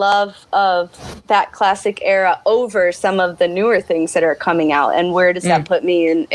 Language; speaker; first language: English; native; English